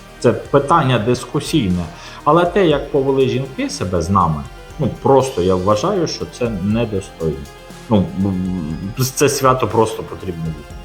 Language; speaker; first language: Ukrainian; non-native, local second language; Russian